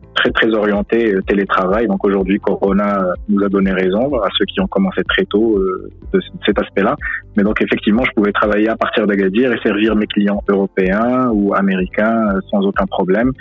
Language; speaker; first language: French; non-native, local second language; Arabic